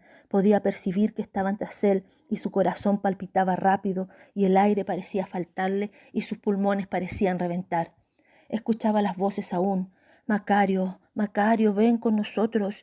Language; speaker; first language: Spanish; native; Spanish